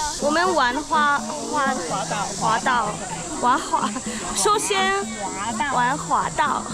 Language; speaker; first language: Chinese; early bilingual, heritage; English